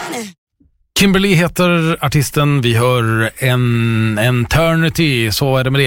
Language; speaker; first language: Swedish; native; Swedish